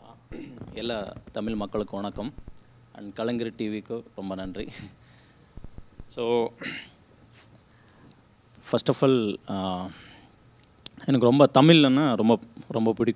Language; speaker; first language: Tamil; non-native, learner; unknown